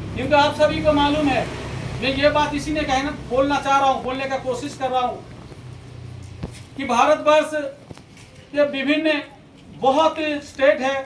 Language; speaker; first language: Hindi; non-native, local second language; Bangla